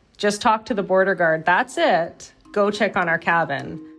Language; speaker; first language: English; native; English